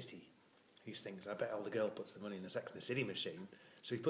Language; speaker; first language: English; native; English